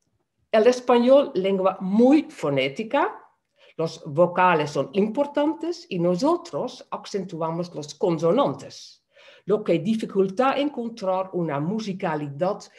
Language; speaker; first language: Spanish; non-native, fluent; Dutch